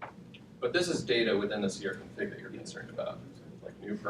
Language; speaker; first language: English; native; English